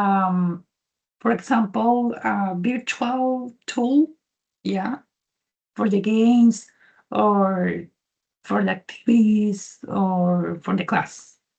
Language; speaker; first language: English; non-native, learner; Spanish